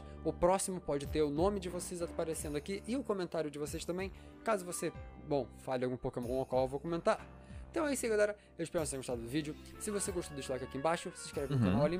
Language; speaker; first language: Portuguese; native; Portuguese